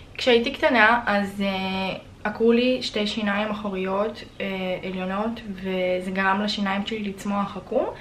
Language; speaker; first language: Hebrew; early bilingual, other home language; Russian